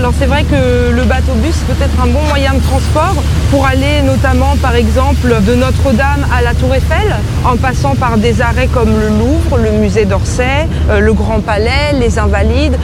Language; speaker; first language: French; native; French